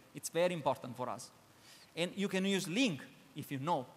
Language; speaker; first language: English; non-native, learner; Italian